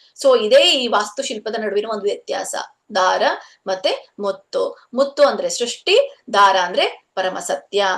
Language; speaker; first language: Kannada; native; Kannada